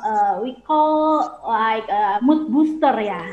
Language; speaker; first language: English; non-native, fluent; Indonesian